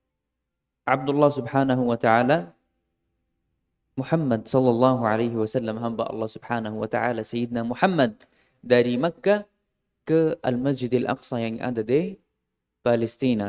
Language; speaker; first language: Indonesian; non-native, fluent; Arabic